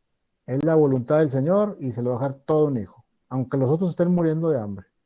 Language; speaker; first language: Spanish; native; Spanish